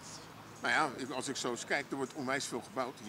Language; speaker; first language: Dutch; native; Dutch